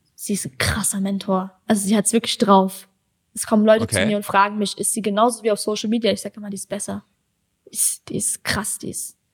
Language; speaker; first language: German; early bilingual, other home language; Persian